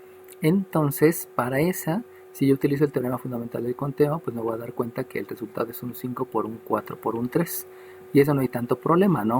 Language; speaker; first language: Spanish; native; Spanish